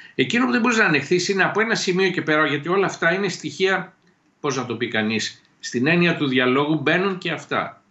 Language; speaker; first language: Greek; native; Greek